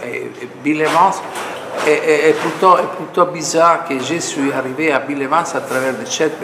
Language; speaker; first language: French; non-native, fluent; Italian